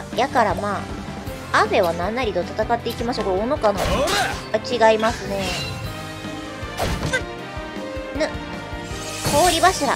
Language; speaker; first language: Japanese; native; Japanese